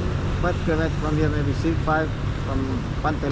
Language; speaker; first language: English; non-native, learner; Indonesian